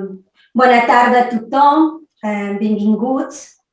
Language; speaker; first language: Catalan; non-native, fluent; Spanish